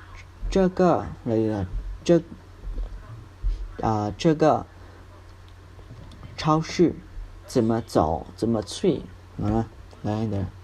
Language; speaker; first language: Chinese; non-native, fluent; Hmong